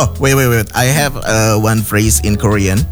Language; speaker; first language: English; non-native, fluent; Indonesian